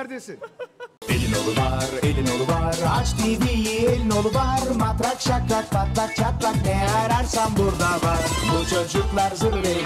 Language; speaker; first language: Turkish; native; Turkish